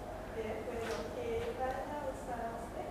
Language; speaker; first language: Spanish; non-native, learner; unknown